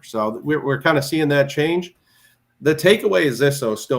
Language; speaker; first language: English; native; English